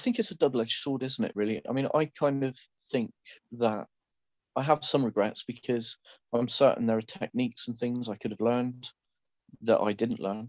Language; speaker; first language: English; native; English